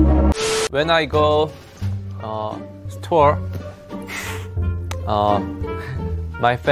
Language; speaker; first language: English; non-native, learner; Korean